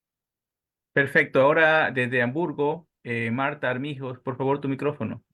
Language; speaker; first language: Spanish; native; Spanish